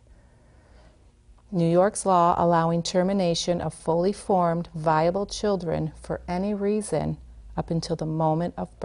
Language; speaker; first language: English; native; English